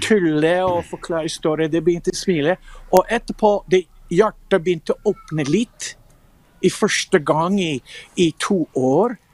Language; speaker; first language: Norwegian; non-native, fluent; English